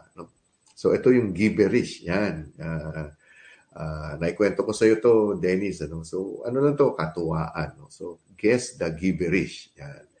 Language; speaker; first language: Filipino; native; Filipino